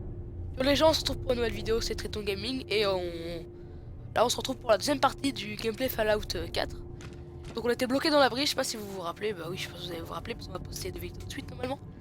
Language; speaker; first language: French; native; French